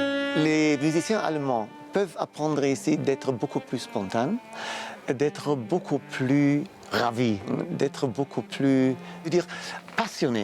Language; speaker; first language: French; non-native, fluent; German